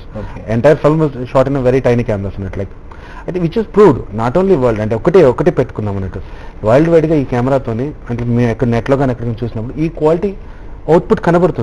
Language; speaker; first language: Telugu; native; Telugu